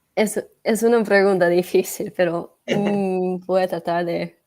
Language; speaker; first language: Spanish; non-native, learner; English